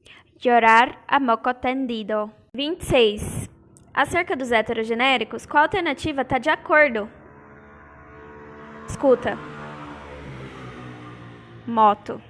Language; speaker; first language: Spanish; non-native, fluent; Portuguese